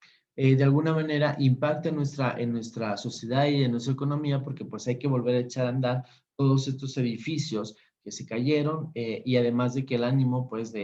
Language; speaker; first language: Spanish; native; Spanish